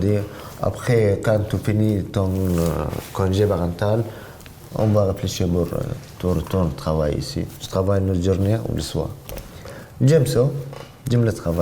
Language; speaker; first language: French; non-native, learner; Arabic